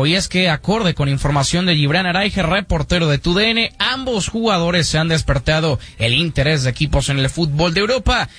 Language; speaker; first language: Spanish; native; Spanish